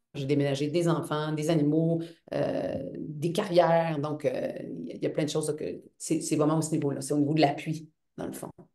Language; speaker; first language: French; native; French